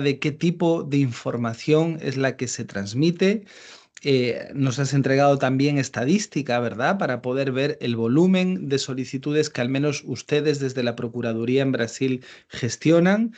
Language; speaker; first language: Spanish; native; Spanish